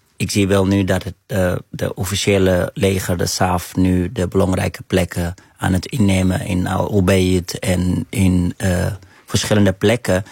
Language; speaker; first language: Dutch; non-native, fluent; Arabic